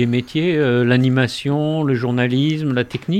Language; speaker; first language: French; native; French